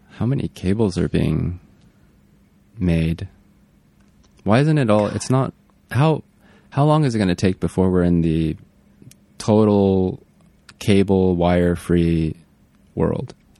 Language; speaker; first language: English; native; English